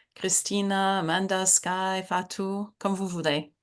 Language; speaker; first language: French; non-native, fluent; English